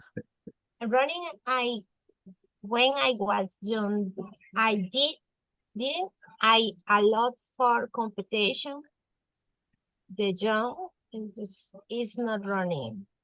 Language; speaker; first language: English; non-native, learner; Spanish